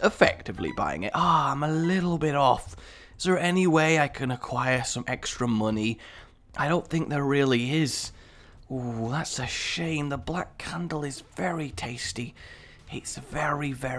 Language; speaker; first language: English; native; English